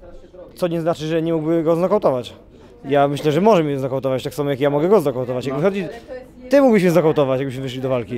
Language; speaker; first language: Polish; native; Polish